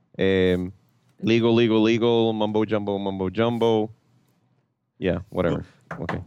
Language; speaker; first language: Spanish; native; Spanish